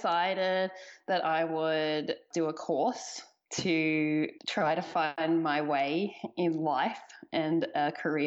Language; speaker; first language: English; native; English